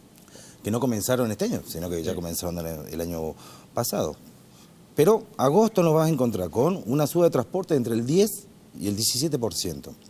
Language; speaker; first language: Spanish; native; Spanish